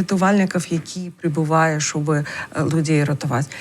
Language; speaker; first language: Ukrainian; non-native, learner; English